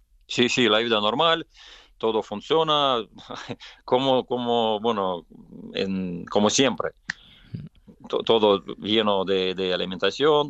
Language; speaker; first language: Spanish; non-native, fluent; Russian